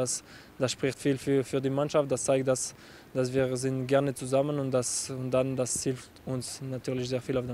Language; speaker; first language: German; non-native, local second language; French